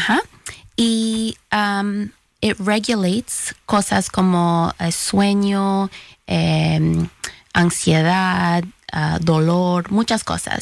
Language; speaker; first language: Spanish; early bilingual, heritage; Spanish